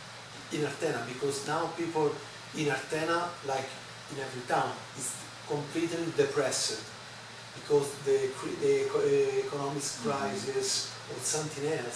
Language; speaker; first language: English; non-native, learner; Italian